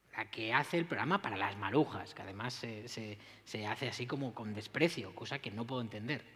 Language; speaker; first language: Spanish; native; Spanish